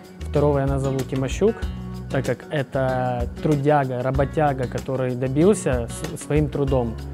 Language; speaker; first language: Russian; native; Russian